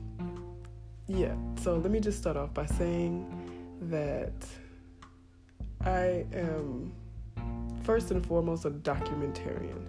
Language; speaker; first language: English; native; English